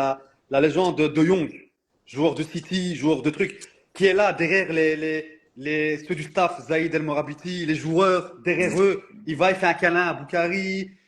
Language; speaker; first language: French; native; French